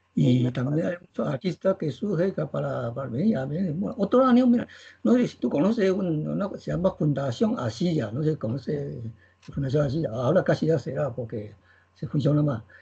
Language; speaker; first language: Spanish; non-native, learner; Chinese